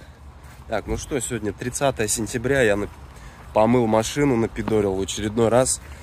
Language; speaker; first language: Russian; native; Russian